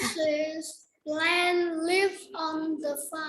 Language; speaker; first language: English; non-native, learner; Vietnamese